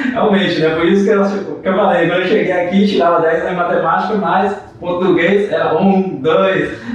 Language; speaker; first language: Portuguese; non-native, fluent; Chinese